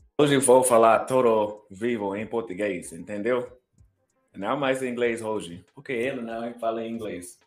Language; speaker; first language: Portuguese; non-native, learner; English